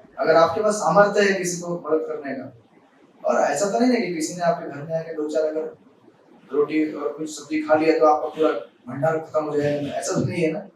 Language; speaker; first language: Hindi; native; Hindi